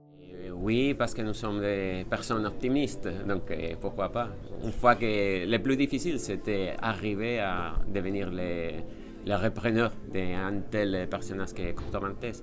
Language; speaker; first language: French; non-native, fluent; Spanish